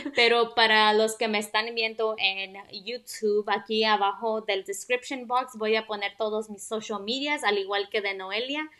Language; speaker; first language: Spanish; native; Spanish